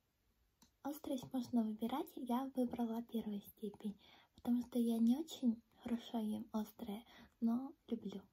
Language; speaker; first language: Russian; non-native, fluent; Korean